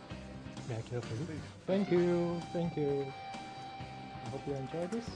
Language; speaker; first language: English; non-native, local second language; Cantonese